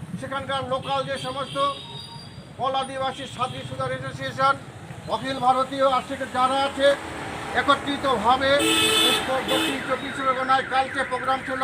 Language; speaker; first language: Bangla; non-native, local second language; Santali